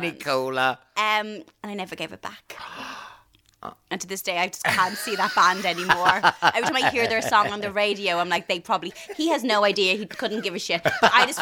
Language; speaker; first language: English; native; English